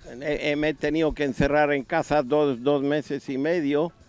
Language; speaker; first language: Spanish; native; Spanish